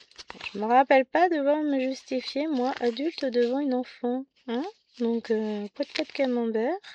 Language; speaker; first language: French; native; French